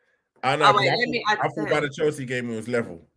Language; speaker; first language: English; native; English